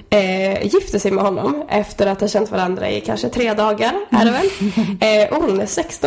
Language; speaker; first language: Swedish; native; Swedish